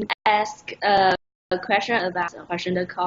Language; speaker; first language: English; non-native, learner; Chinese